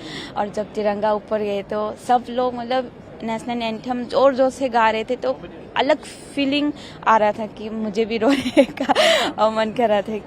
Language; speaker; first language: Hindi; non-native, local second language; Manipuri